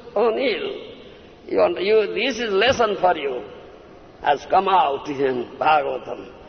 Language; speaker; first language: English; non-native, local second language; Odia